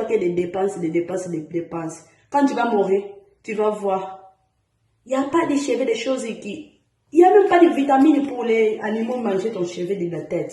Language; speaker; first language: French; non-native, learner; Portuguese